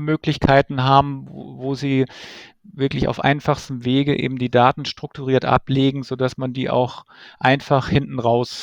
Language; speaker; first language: German; native; German